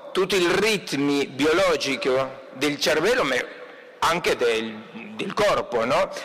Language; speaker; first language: Italian; non-native, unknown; Spanish